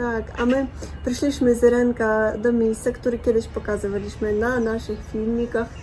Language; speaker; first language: Polish; non-native, learner; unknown